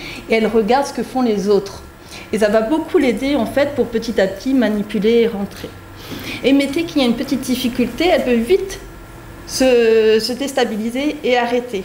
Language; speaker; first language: French; native; French